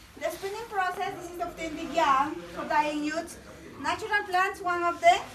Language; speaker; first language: English; non-native, learner; Spanish